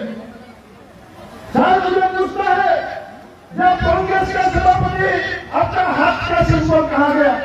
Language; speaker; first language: Hindi; non-native, local second language; Assamese